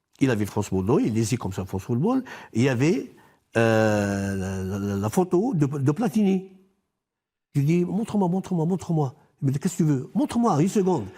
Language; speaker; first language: French; non-native, local second language; Arabic